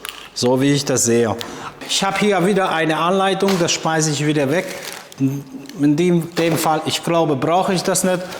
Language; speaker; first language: German; non-native, fluent; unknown